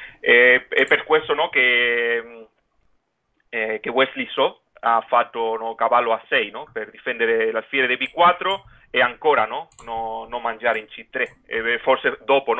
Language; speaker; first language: Italian; non-native, fluent; Spanish